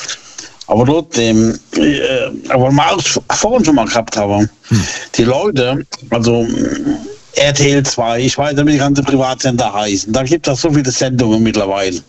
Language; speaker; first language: German; native; German